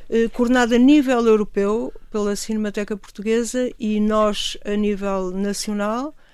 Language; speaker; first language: Portuguese; native; Portuguese